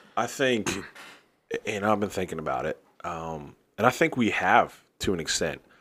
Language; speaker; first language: English; native; English